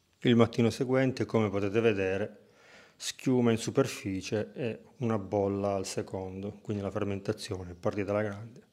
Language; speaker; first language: Italian; native; Italian